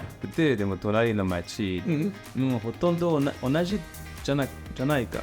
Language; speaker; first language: Japanese; non-native, learner; French